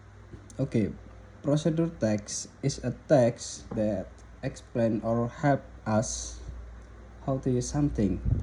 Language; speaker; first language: English; non-native, learner; Indonesian